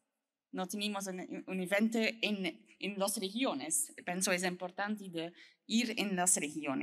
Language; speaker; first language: Spanish; non-native, learner; French